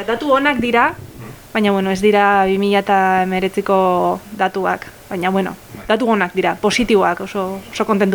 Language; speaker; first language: Basque; non-native, local second language; Spanish